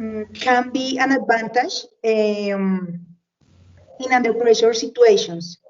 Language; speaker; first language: English; non-native, learner; Spanish